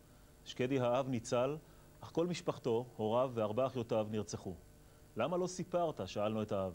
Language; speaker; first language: Hebrew; native; Hebrew